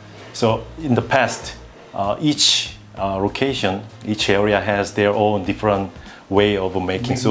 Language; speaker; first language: English; non-native, learner; Korean